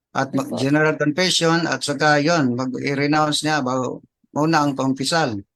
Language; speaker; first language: Filipino; non-native, local second language; Cebuano